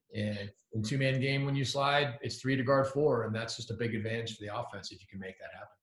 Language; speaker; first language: English; native; English